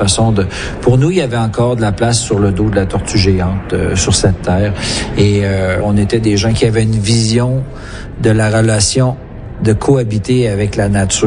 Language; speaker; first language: French; native; French